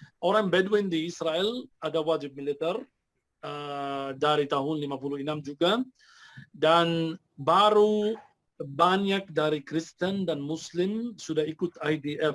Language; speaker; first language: Indonesian; non-native, fluent; Arabic